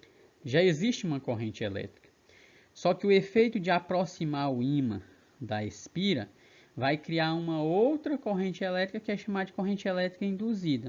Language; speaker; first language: Portuguese; native; Portuguese